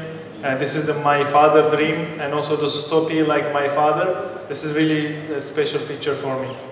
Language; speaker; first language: English; non-native, learner; Turkish